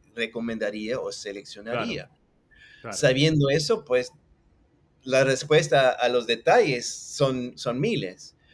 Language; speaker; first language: Spanish; non-native, local second language; English